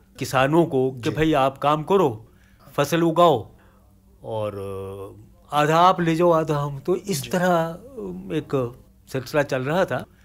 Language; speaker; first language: Hindi; non-native, local second language; Punjabi